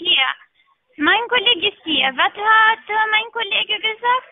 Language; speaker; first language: German; non-native, learner; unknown